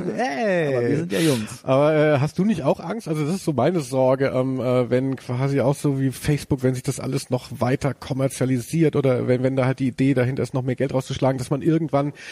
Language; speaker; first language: German; native; German